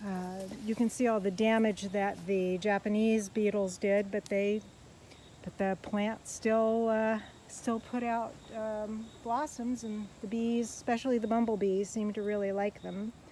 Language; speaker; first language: English; native; English